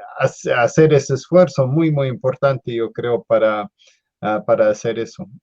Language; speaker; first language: Spanish; non-native, fluent; English